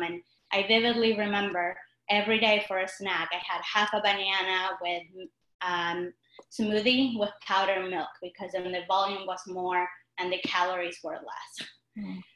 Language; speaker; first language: English; non-native, fluent; Spanish